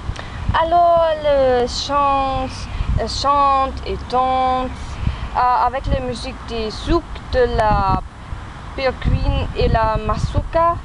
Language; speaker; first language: French; non-native, learner; German